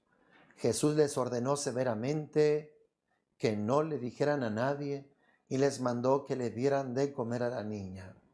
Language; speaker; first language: Spanish; native; Spanish